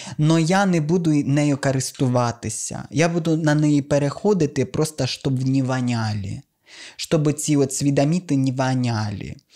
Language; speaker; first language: Ukrainian; native; Ukrainian